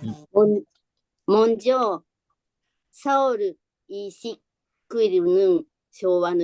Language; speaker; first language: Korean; non-native, learner; Japanese